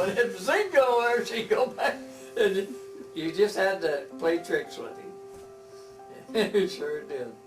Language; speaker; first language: English; native; English